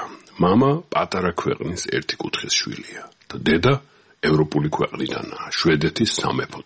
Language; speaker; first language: Georgian; native; Georgian